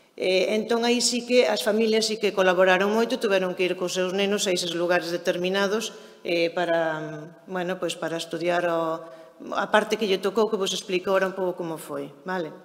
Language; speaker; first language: Galician; native; Galician